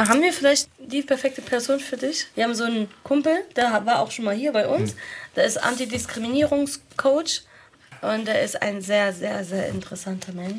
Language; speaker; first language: German; early bilingual, other home language; Arabic